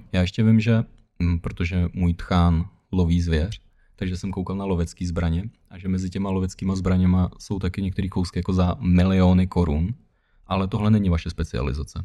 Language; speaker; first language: Czech; early bilingual, other home language; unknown